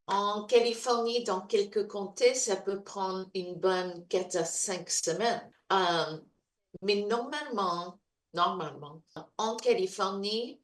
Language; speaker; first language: French; non-native, fluent; English